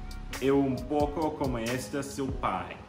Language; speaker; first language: Portuguese; non-native, learner; English